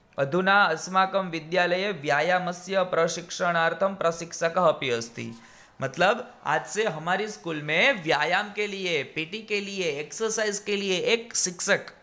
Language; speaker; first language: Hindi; non-native, local second language; Gujarati